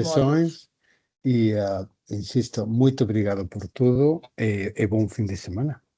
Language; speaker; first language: Portuguese; non-native, learner; Galician